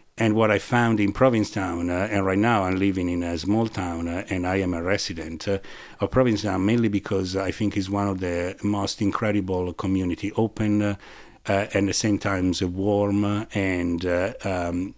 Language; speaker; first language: English; non-native, fluent; Italian